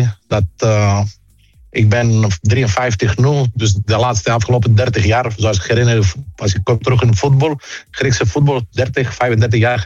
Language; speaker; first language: Dutch; non-native, fluent; Greek